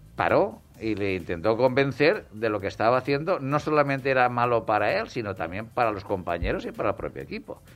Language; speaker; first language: Spanish; native; Spanish